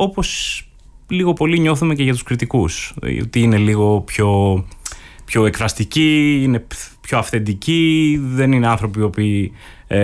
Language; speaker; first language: Greek; native; Greek